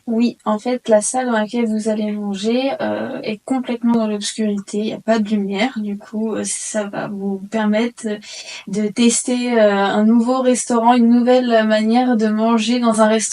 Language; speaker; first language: French; native; French